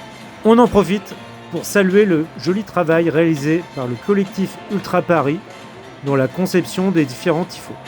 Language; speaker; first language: French; native; French